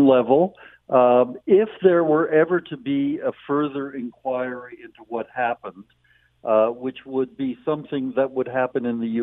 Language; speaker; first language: English; native; English